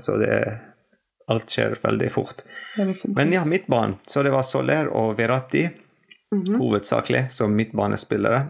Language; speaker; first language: Norwegian; non-native, fluent; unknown